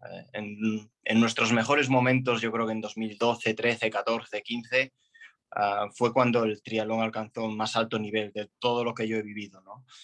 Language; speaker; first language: Spanish; native; Spanish